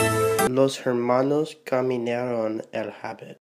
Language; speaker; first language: Spanish; non-native, learner; English